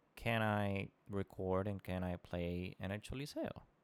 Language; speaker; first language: English; non-native, local second language; Spanish